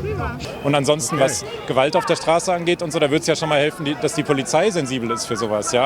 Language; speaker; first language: German; native; German